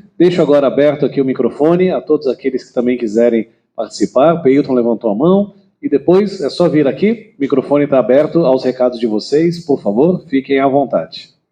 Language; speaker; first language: Portuguese; native; Portuguese